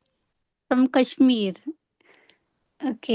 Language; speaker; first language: English; non-native, learner; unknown